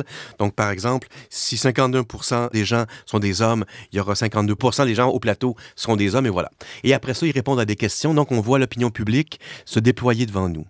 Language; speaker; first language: French; native; French